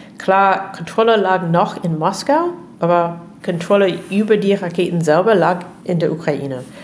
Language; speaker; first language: German; non-native, fluent; English